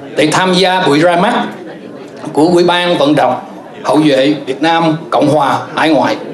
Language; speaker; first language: Vietnamese; native; Vietnamese